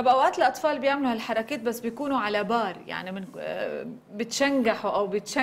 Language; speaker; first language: Arabic; native; Arabic